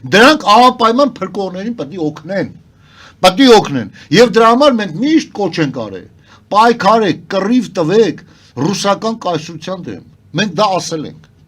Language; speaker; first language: Armenian; native; Armenian